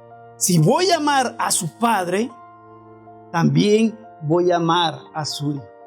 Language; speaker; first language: Spanish; native; Spanish